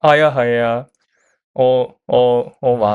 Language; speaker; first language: Chinese; non-native, learner; Japanese